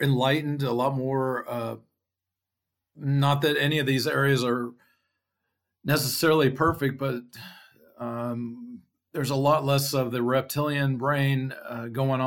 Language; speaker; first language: English; native; English